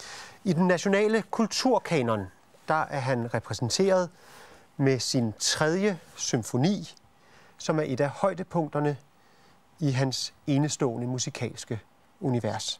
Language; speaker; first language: Danish; native; Danish